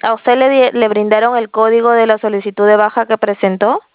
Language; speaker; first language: Spanish; native; Spanish